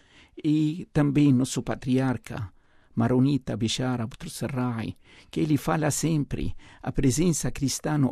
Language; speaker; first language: Portuguese; non-native, fluent; Arabic